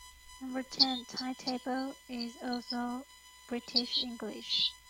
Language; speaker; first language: English; non-native, learner; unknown